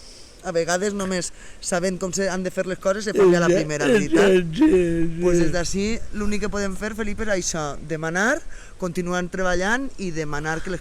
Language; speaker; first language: Catalan; native; Catalan